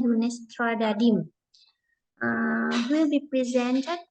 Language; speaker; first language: English; non-native, fluent; Indonesian